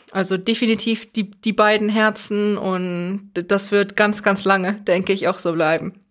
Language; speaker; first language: German; early bilingual, other home language; Persian